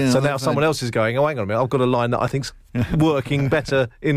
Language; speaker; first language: English; native; English